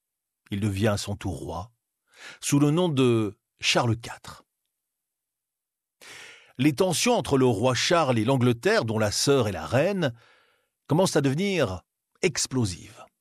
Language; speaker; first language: French; native; French